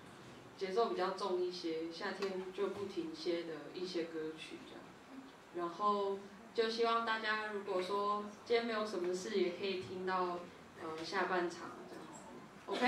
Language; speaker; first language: Chinese; native; Chinese